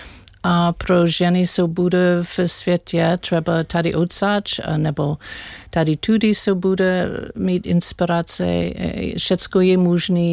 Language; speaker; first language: Czech; non-native, learner; English